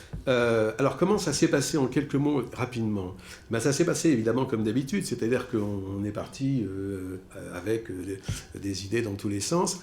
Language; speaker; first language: French; native; French